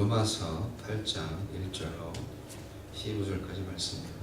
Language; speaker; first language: Korean; native; Korean